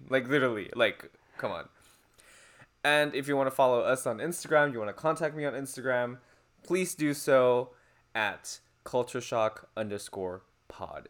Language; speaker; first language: English; non-native, fluent; Chinese